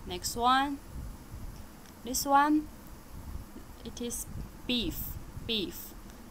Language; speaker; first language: English; non-native, learner; Chinese